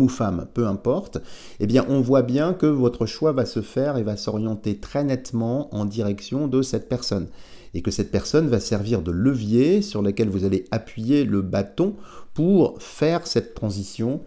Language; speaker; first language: French; native; French